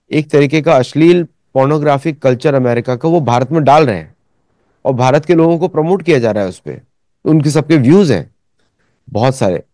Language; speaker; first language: Hindi; native; Hindi